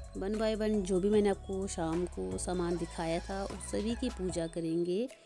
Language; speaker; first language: Hindi; native; Hindi